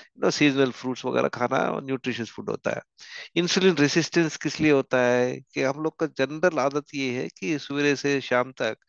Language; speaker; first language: Hindi; non-native, local second language; Telugu